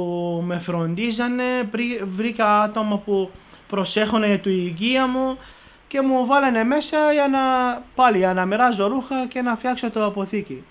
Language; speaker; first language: Greek; non-native, learner; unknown